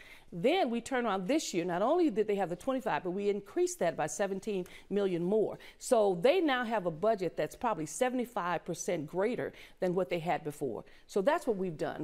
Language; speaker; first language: English; native; English